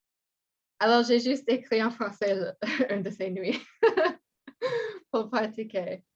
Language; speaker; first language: French; non-native, learner; English